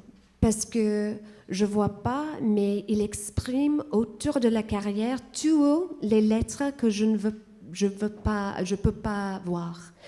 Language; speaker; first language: French; non-native, fluent; English